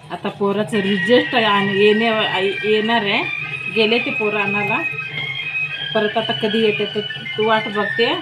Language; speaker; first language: Marathi; non-native, local second language; Kannada